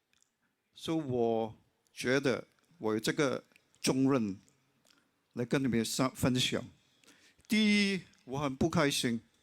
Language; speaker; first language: Chinese; non-native, local second language; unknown